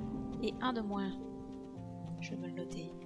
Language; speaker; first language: French; native; French